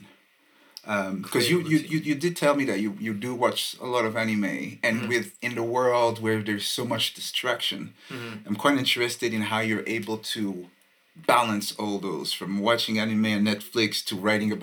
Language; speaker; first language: English; non-native, fluent; French